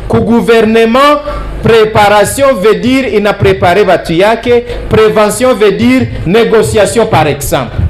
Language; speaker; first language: French; non-native, local second language; Swahili